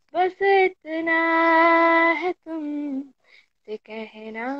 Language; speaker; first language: Hindi; native; Hindi